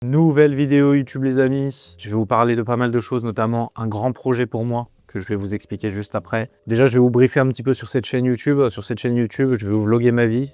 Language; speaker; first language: French; native; French